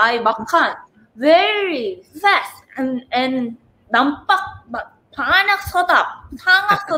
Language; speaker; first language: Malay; non-native, learner; Korean